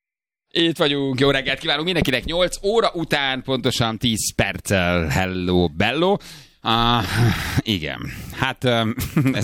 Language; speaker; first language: Hungarian; native; Hungarian